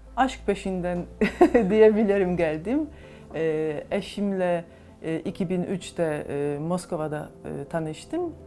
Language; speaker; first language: Turkish; non-native, fluent; Polish